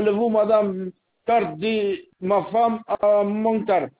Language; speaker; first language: French; non-native, learner; Albanian